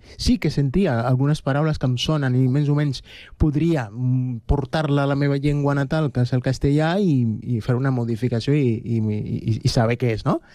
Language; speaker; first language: Catalan; non-native, fluent; Spanish